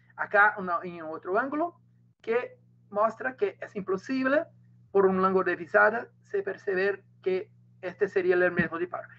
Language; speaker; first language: Spanish; non-native, learner; Portuguese